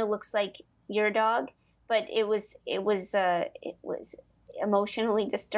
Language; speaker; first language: English; native; English